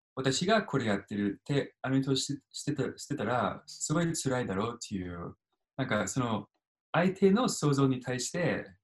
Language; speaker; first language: Japanese; non-native, fluent; English